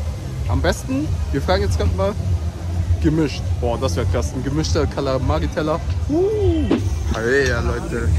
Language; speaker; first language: German; early bilingual, other home language; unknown